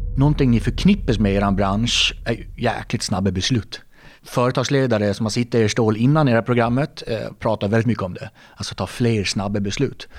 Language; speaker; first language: Swedish; native; Swedish